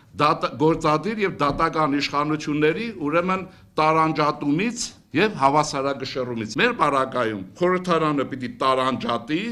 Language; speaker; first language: Armenian; native; Armenian